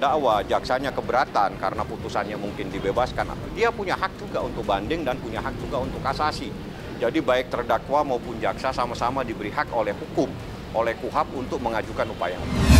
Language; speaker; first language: Indonesian; native; Indonesian